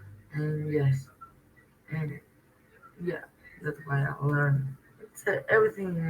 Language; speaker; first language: English; non-native, learner; Spanish